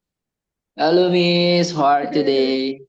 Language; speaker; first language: English; non-native, learner; Indonesian